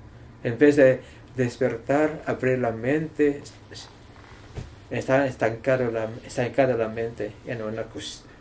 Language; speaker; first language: Spanish; non-native, learner; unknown